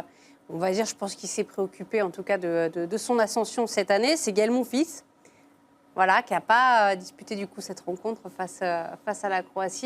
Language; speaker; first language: French; native; French